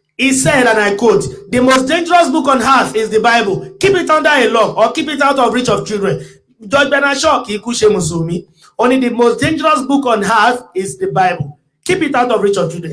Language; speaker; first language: English; non-native, local second language; Yoruba